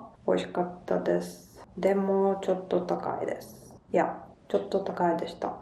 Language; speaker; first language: Japanese; non-native, learner; English